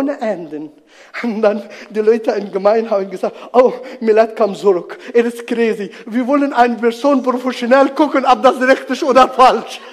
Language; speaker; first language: German; non-native, learner; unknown